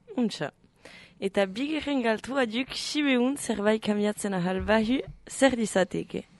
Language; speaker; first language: Basque; native; Basque